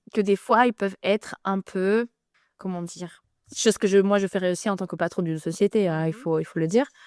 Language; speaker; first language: French; non-native, fluent; Spanish